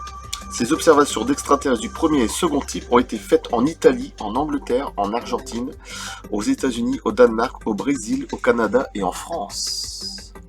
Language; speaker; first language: French; native; French